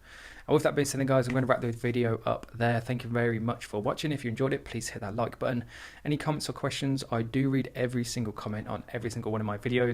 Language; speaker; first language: English; native; English